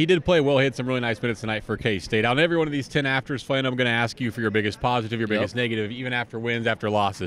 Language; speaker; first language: English; native; English